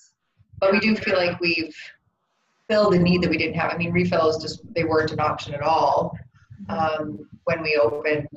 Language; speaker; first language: English; native; English